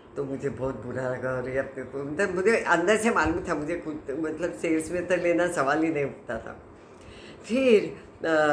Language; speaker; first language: Hindi; non-native, local second language; Marathi